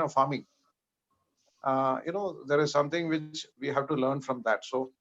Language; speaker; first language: English; non-native, local second language; Malayalam